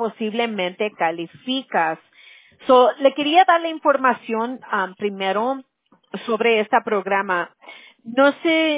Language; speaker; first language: Spanish; early bilingual, heritage; Spanish